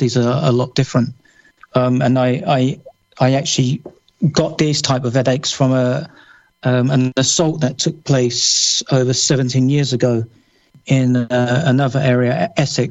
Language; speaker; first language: English; native; English